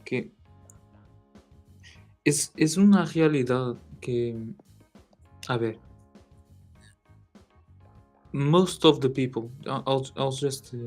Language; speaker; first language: Spanish; non-native, learner; Portuguese